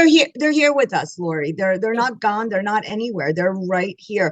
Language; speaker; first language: English; native; English